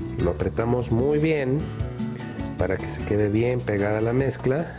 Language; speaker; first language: Spanish; native; Spanish